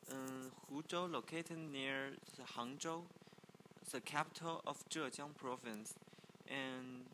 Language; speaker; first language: English; non-native, learner; Chinese